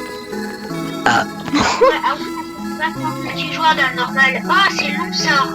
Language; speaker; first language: French; native; French